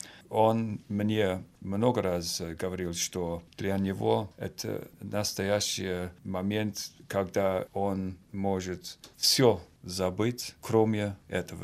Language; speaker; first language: Russian; non-native, fluent; Finnish